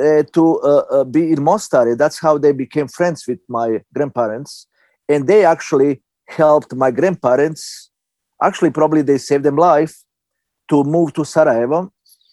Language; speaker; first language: English; non-native, fluent; Bosnian